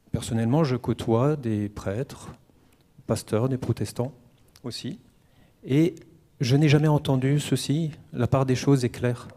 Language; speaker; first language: French; native; French